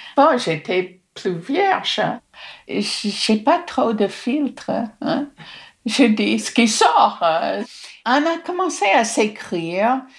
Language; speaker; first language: French; non-native, fluent; English